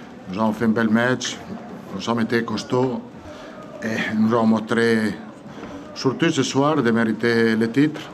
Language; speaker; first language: French; non-native, fluent; Italian